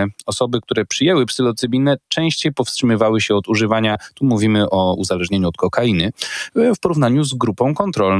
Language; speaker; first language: Polish; native; Polish